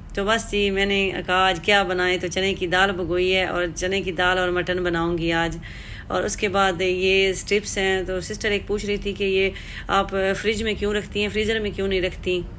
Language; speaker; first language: Urdu; non-native, local second language; Punjabi